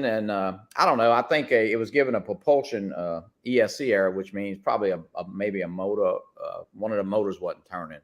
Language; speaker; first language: English; native; English